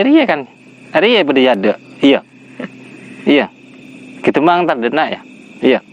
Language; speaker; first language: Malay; non-native, local second language; Madurese